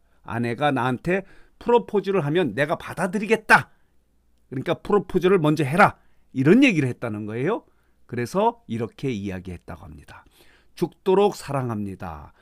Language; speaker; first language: Korean; native; Korean